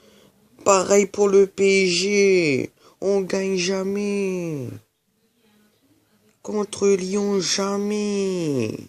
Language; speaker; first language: French; native; French